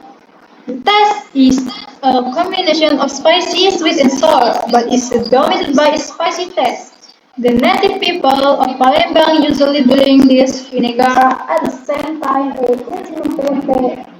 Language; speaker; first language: English; non-native, learner; Indonesian